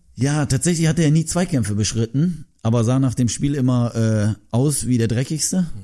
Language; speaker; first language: German; early bilingual, other home language; Turkish